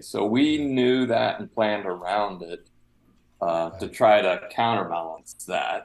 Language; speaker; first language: English; native; English